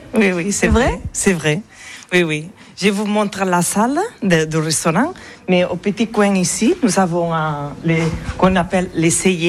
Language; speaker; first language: French; non-native, learner; Catalan